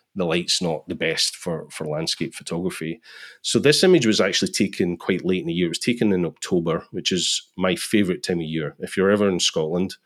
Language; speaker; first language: English; native; English